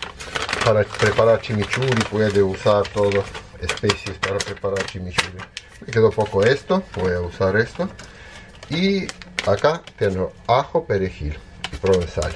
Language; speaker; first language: Spanish; non-native, fluent; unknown